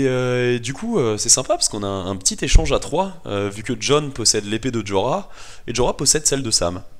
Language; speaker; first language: French; native; French